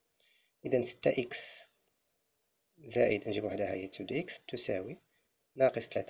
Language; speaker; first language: Arabic; native; Arabic